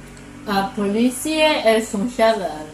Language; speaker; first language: French; non-native, learner; Chinese